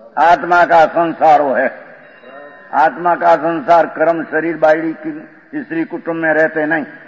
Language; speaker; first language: Hindi; non-native, local second language; Gujarati